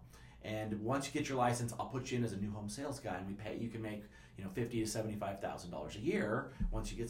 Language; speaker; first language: English; native; English